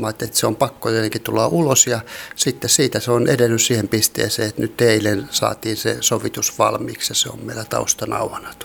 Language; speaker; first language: Finnish; native; Finnish